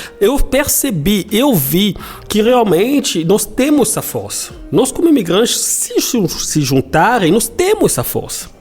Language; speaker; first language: Portuguese; non-native, fluent; Lingala